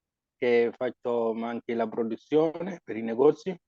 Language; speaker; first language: Italian; non-native, fluent; Wolof